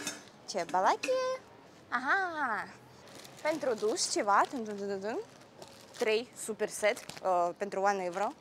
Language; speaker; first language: Romanian; non-native, learner; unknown